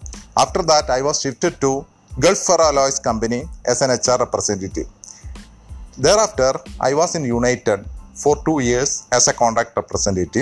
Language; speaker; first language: English; non-native, local second language; Malayalam